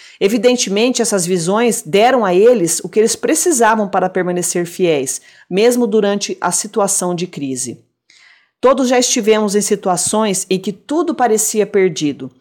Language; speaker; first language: Portuguese; native; Portuguese